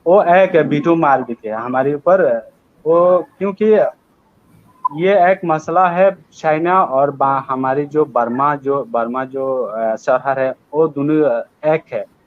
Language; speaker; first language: Hindi; non-native, learner; Rohingya